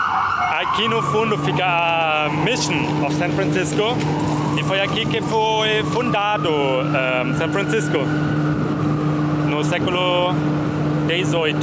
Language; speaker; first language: Portuguese; non-native, fluent; German